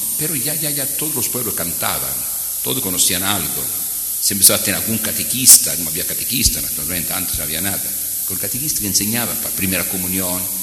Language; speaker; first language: Spanish; non-native, fluent; Italian